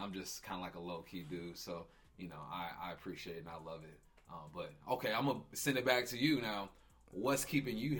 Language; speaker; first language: English; native; English